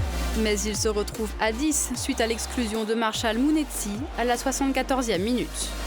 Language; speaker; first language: French; native; French